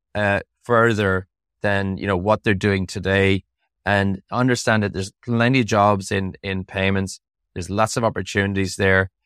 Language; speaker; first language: English; native; English